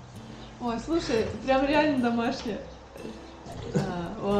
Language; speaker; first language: Russian; native; Russian